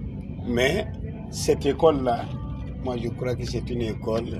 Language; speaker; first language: French; non-native, local second language; Bambara